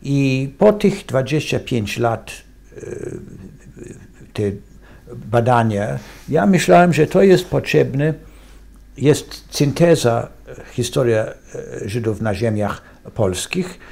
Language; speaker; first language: Polish; non-native, fluent; English